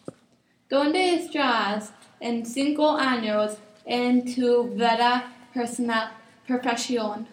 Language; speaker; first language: Spanish; non-native, learner; English